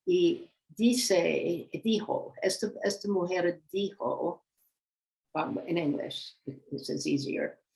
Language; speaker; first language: Spanish; non-native, learner; English